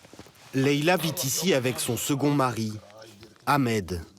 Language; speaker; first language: French; native; French